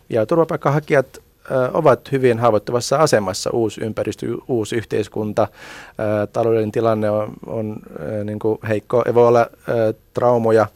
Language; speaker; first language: Finnish; early bilingual, other home language; Arabic